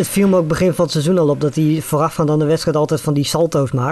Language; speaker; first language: Dutch; native; Dutch